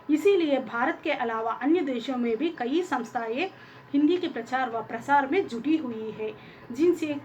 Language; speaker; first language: Hindi; non-native, local second language; Telugu